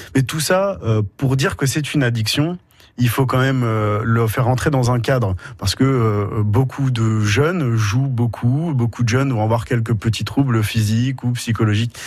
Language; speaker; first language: French; native; French